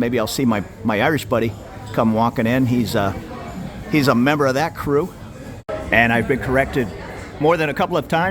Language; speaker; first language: English; native; English